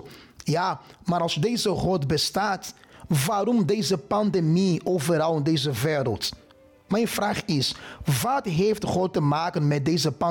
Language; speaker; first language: Dutch; non-native, fluent; Portuguese